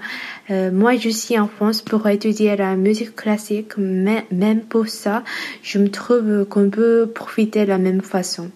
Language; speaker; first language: French; non-native, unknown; Japanese